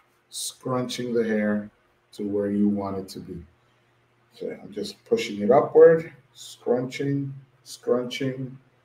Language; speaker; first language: English; non-native, local second language; Spanish